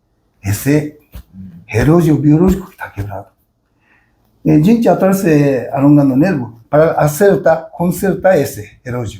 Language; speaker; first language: Portuguese; non-native, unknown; Japanese